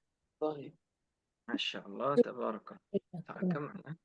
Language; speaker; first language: Arabic; non-native, fluent; Indonesian